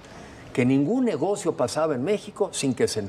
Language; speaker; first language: Spanish; native; Spanish